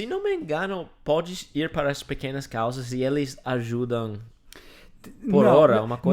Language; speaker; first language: Portuguese; non-native, fluent; English